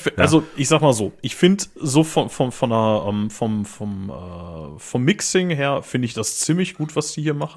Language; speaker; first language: German; native; German